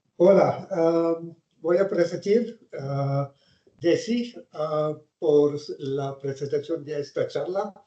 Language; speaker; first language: Spanish; non-native, fluent; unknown